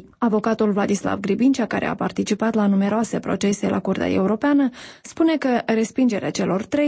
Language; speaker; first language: Romanian; native; Romanian